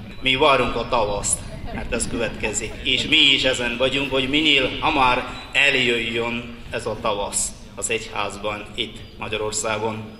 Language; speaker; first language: Hungarian; non-native, fluent; Malayalam